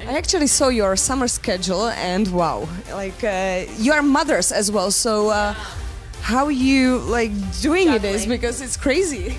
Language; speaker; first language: English; non-native, fluent; Czech